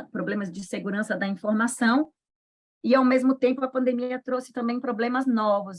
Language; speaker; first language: Portuguese; native; Portuguese